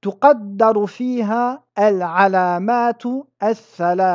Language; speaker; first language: Arabic; non-native, fluent; French